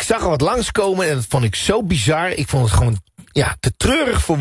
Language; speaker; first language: Dutch; native; Dutch